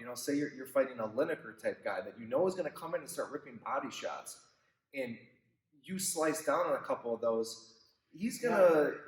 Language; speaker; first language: English; native; English